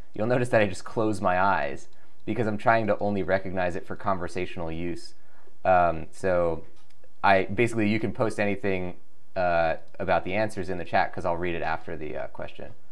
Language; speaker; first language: English; native; English